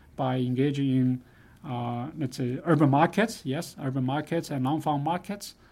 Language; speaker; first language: English; non-native, fluent; Chinese